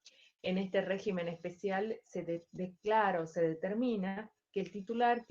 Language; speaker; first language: Spanish; native; Spanish